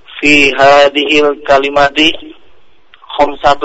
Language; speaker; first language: Arabic; non-native, learner; Indonesian